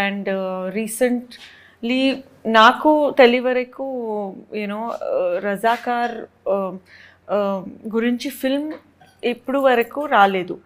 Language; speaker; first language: Telugu; non-native, fluent; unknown